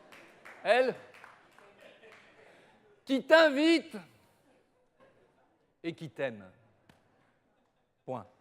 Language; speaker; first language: French; native; French